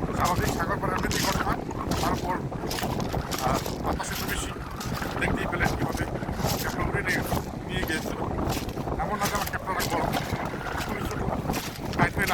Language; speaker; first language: Bangla; native; Bangla